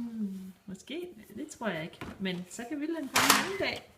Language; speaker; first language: Danish; native; Danish